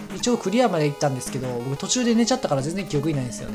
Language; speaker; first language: Japanese; native; Japanese